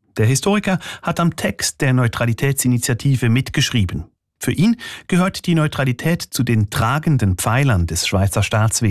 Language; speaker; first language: German; native; German